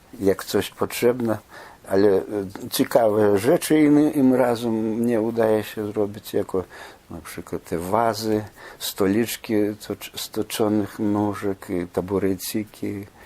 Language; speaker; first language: Polish; non-native, fluent; Belarusian